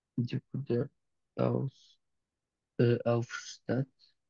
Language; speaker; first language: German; non-native, learner; French